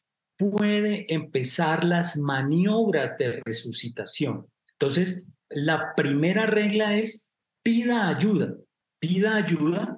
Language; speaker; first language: Spanish; native; Spanish